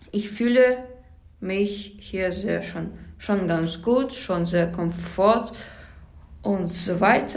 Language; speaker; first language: German; non-native, learner; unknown